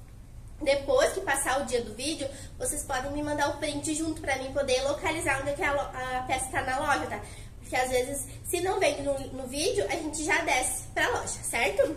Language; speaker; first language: Portuguese; native; Portuguese